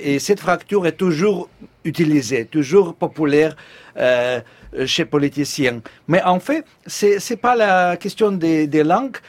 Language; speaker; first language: French; non-native, fluent; Russian